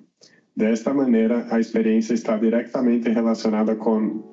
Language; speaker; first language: Spanish; non-native, learner; Portuguese